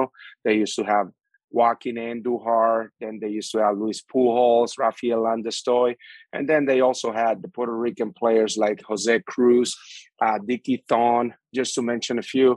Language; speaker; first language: English; non-native, fluent; Spanish